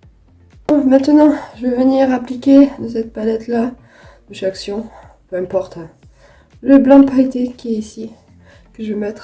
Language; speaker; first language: French; native; French